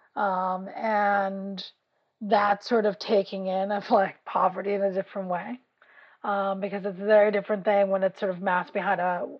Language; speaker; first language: English; native; English